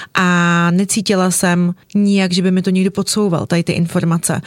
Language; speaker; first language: Czech; early bilingual, other home language; Russian